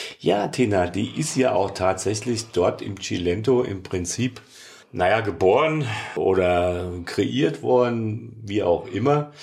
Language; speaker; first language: German; native; German